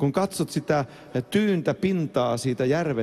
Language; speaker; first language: Finnish; native; Finnish